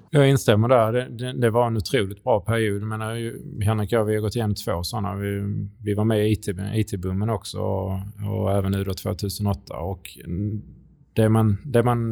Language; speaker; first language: Swedish; native; Swedish